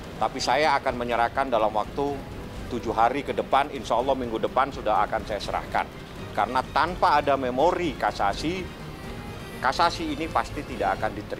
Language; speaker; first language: Indonesian; native; Indonesian